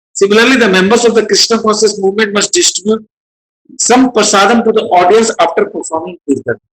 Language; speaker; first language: English; non-native, local second language; Hindi